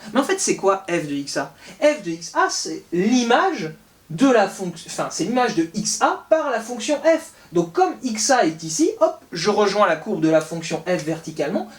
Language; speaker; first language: French; native; French